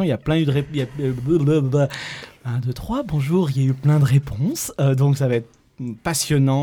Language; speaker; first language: French; native; French